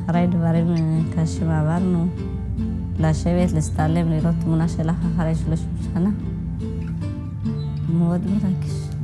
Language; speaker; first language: Hebrew; non-native, fluent; Amharic